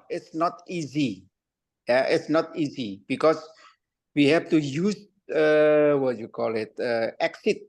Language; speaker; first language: English; non-native, learner; Indonesian